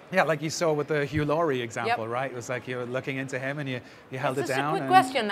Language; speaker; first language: English; native; English